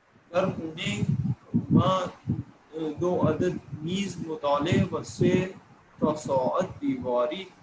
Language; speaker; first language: Persian; non-native, learner; Urdu